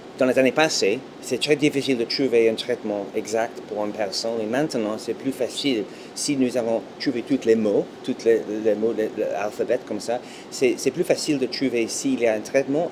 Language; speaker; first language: French; non-native, fluent; English